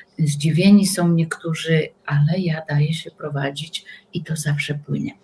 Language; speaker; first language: Polish; native; Polish